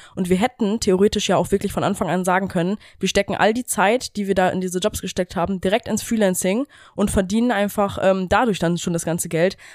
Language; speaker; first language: German; native; German